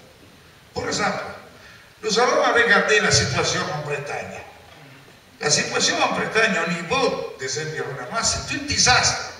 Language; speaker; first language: French; non-native, learner; Italian